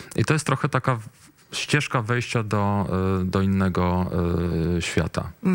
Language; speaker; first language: Polish; native; Polish